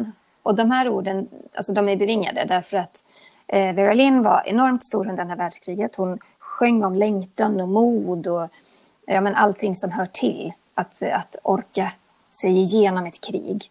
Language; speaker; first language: Swedish; native; Swedish